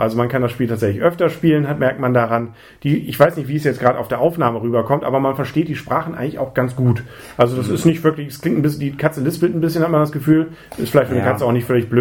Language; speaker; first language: German; native; German